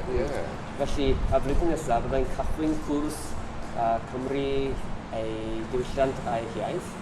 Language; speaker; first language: Welsh; non-native, learner; Japanese